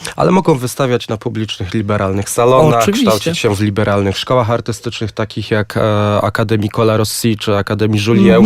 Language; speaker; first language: Polish; native; Polish